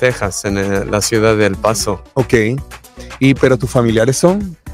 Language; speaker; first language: Spanish; early bilingual, heritage; Spanish